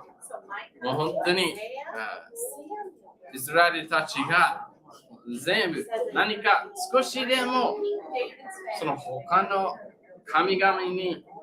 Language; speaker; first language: Japanese; non-native, learner; English